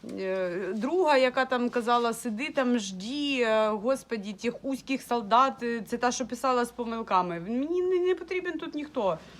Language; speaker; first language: Ukrainian; non-native, local second language; Russian